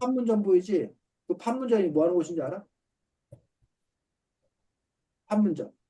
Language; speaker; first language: Korean; native; Korean